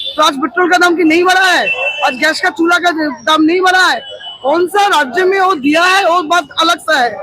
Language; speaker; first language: Hindi; non-native, local second language; Bangla